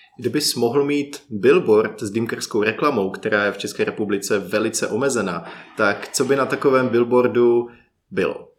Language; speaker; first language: Czech; native; Czech